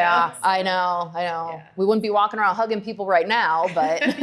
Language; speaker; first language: English; native; English